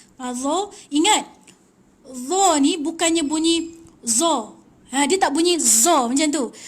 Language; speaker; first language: Malay; native; Malay